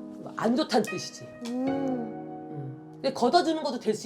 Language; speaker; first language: Korean; native; Korean